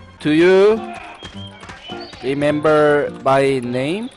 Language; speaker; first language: English; non-native, learner; Korean